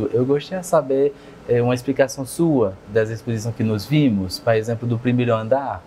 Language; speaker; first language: Portuguese; non-native, fluent; French